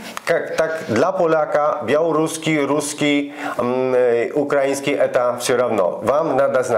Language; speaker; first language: Russian; non-native, learner; Polish